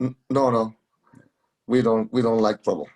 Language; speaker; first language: English; non-native, learner; Spanish